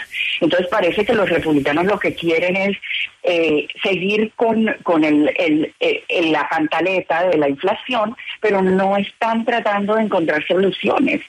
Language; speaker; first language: Spanish; native; Spanish